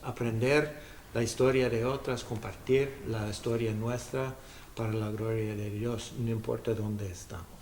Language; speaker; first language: Spanish; non-native, learner; English